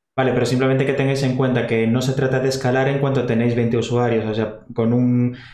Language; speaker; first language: Spanish; native; Spanish